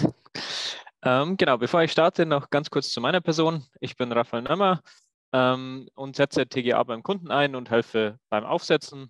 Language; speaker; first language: German; native; German